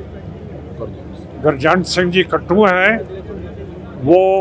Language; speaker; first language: Hindi; non-native, local second language; Punjabi